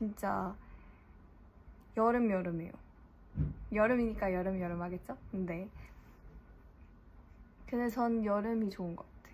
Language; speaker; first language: Korean; early bilingual, heritage; English